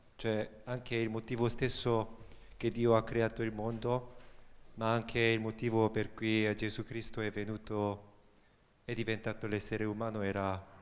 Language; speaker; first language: Italian; non-native, fluent; Korean